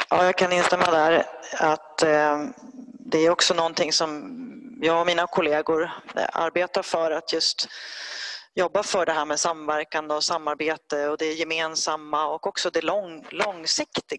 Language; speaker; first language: Swedish; native; Swedish